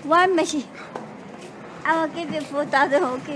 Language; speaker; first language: English; non-native, learner; Burmese